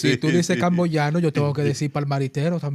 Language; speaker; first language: Spanish; native; Spanish